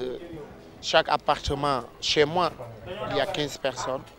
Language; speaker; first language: French; non-native, local second language; Wolof